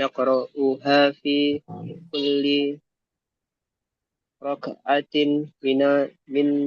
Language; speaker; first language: Arabic; non-native, learner; Indonesian